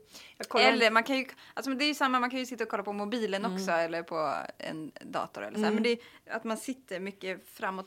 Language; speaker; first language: Swedish; native; Swedish